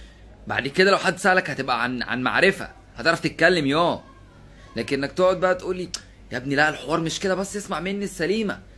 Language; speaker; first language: Arabic; native; Arabic